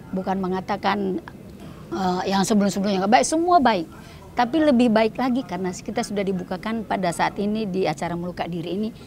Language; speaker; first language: Indonesian; native; Indonesian